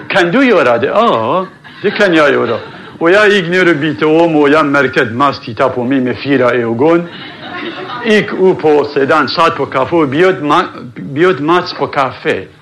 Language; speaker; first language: Swedish; non-native, fluent; Central Kurdish